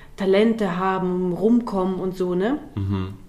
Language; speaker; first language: German; early bilingual, other home language; Russian